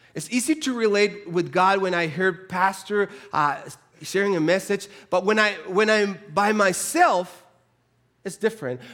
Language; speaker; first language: English; non-native, fluent; Spanish